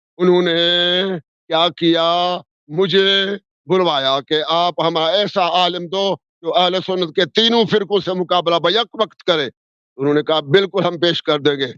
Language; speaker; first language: Urdu; non-native, local second language; Sindhi